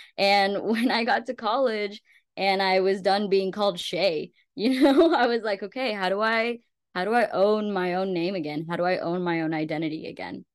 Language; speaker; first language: English; early bilingual, other home language; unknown